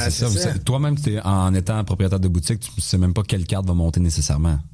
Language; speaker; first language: French; native; French